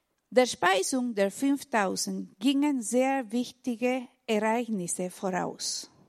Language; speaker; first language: German; non-native, fluent; Spanish